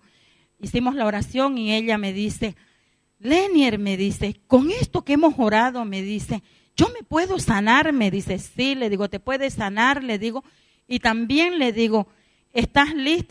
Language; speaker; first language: Spanish; native; Spanish